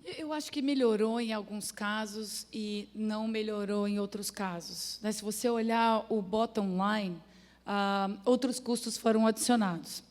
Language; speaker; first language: Portuguese; native; Portuguese